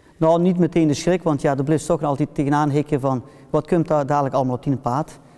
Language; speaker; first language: Dutch; early bilingual, heritage; Dutch